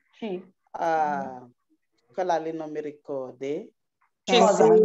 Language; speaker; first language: Italian; non-native, learner; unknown